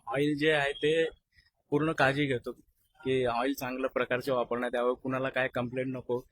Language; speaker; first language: Marathi; native; Marathi